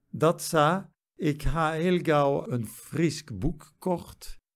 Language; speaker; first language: Western Frisian; non-native, fluent; German